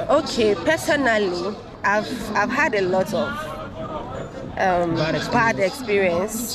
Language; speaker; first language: English; non-native, local second language; Yoruba